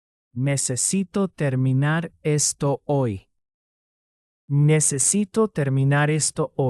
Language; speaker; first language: Spanish; non-native, fluent; English